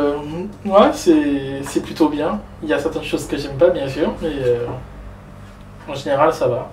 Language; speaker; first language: French; native; French